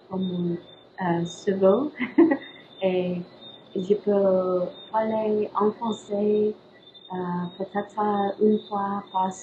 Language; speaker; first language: French; non-native, learner; English